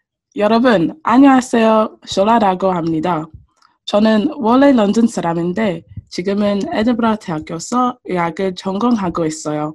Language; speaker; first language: Korean; non-native, learner; English